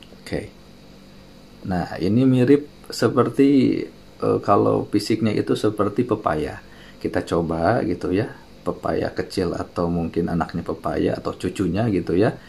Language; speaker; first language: Indonesian; non-native, local second language; Sundanese